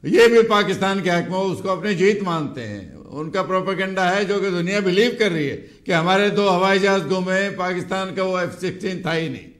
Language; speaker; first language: Hindi; native; Hindi